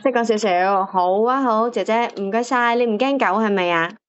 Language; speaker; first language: Cantonese; native; Cantonese